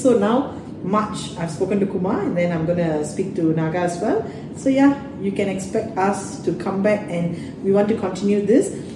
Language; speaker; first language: English; non-native, local second language; Tamil